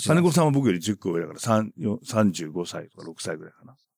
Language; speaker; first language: Japanese; native; Japanese